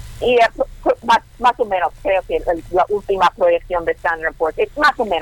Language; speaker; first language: Spanish; non-native, learner; English